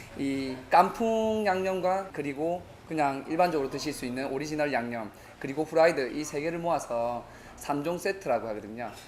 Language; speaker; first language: Korean; native; Korean